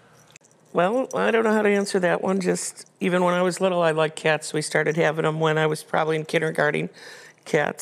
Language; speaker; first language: English; native; English